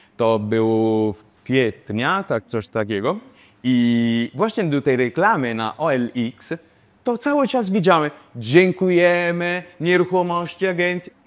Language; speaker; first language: Polish; non-native, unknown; Italian